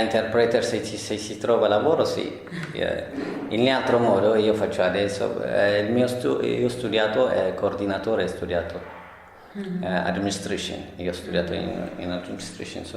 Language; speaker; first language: Italian; non-native, learner; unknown